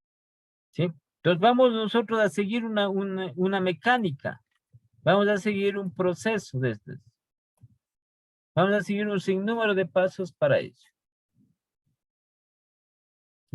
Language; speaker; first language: Spanish; native; Spanish